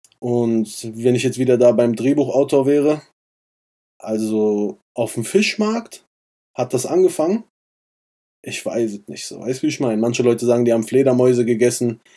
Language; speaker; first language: German; early bilingual, other home language; Persian